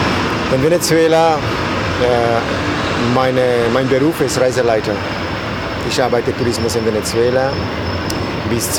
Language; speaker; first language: German; non-native, learner; Spanish